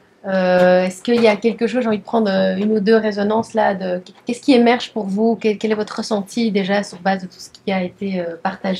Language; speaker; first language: French; native; French